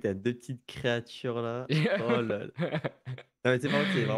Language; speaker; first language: French; native; French